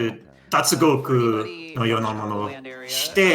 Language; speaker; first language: Japanese; non-native, learner; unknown